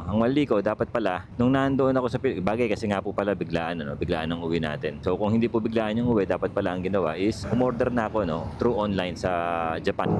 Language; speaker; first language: Filipino; native; Filipino